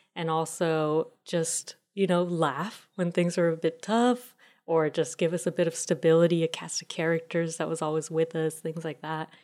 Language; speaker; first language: English; early bilingual, other home language; Italian